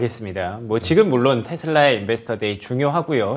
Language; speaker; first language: Korean; native; Korean